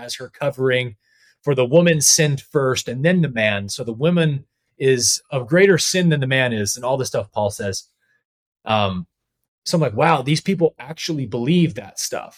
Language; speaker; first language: English; native; English